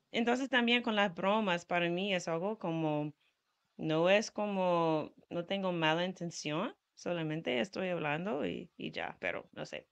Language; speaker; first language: Spanish; non-native, fluent; English